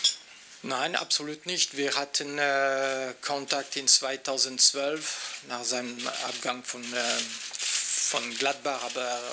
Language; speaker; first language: German; non-native, local second language; French